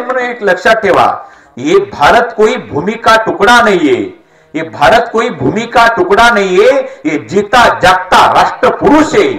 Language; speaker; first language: Hindi; non-native, local second language; Marathi